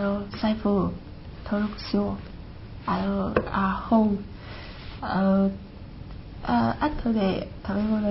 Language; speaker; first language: Japanese; non-native, learner; Chinese